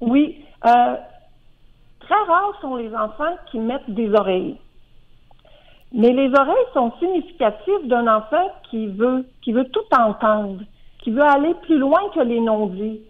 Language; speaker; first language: French; native; French